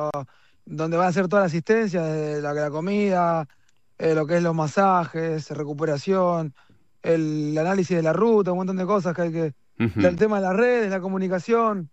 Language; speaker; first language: Spanish; native; Spanish